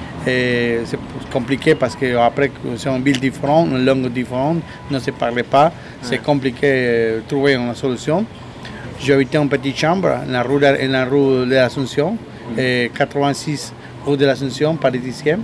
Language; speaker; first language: French; non-native, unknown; Spanish